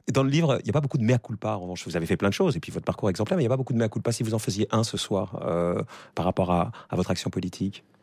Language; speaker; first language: French; native; French